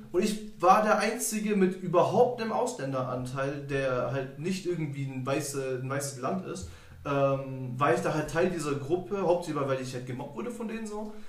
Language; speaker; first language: German; early bilingual, other home language; Turkish